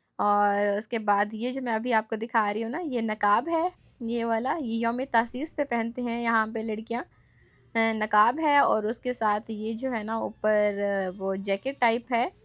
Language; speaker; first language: Urdu; native; Urdu